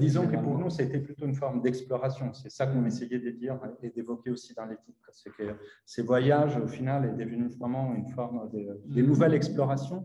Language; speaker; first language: French; non-native, fluent; Italian